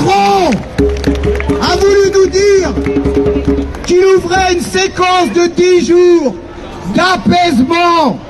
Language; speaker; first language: French; native; French